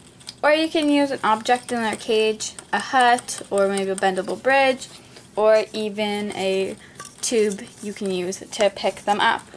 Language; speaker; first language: English; native; English